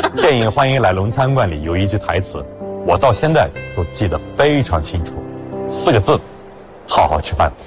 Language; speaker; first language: Chinese; early bilingual, other home language; Arabic